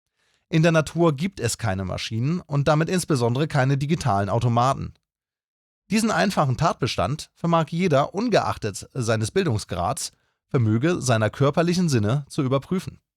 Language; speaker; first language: German; native; German